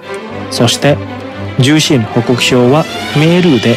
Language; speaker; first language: Japanese; non-native, fluent; Indonesian